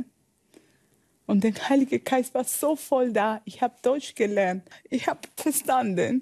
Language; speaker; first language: German; non-native, learner; Spanish